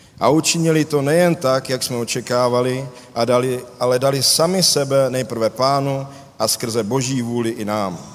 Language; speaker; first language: Czech; native; Czech